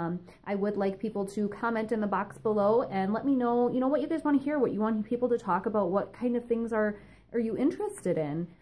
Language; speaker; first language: English; native; English